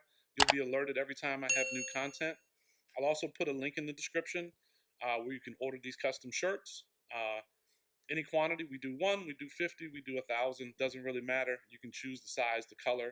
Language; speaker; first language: English; native; English